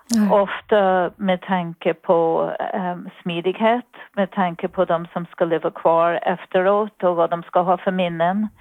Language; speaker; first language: Swedish; non-native, fluent; English